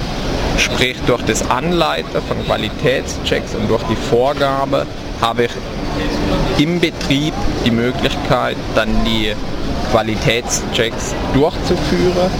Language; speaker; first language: German; native; German